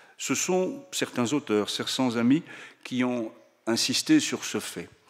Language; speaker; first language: French; native; French